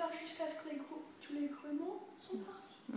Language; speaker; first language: French; early bilingual, other home language; English